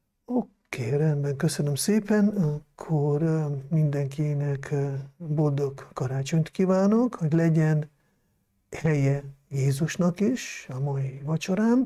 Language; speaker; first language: Hungarian; non-native, local second language; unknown